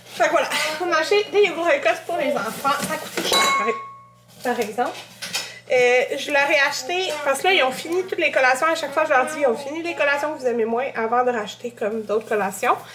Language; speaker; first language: French; native; French